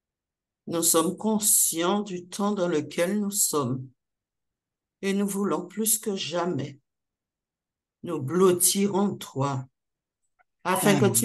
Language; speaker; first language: French; native; French